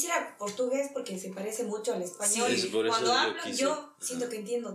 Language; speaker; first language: Spanish; native; Spanish